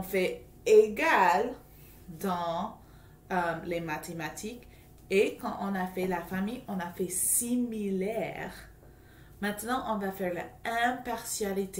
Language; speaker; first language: French; non-native, fluent; English